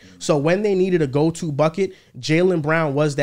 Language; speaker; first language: English; native; English